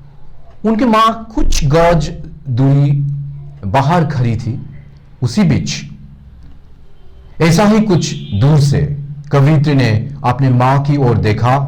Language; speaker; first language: Hindi; non-native, local second language; Bangla